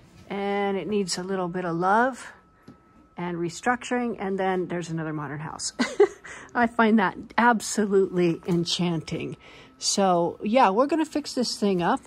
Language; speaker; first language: English; native; English